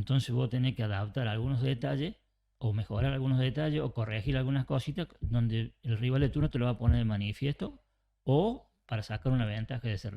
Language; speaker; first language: Spanish; native; Spanish